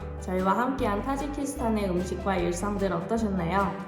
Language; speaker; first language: Korean; native; Korean